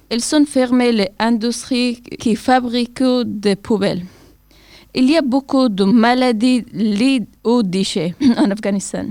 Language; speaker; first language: French; non-native, learner; Persian